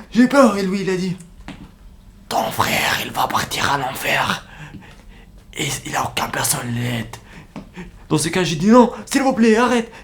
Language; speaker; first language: French; non-native, learner; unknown